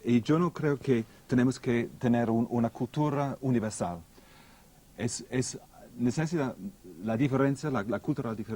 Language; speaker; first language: Spanish; non-native, fluent; English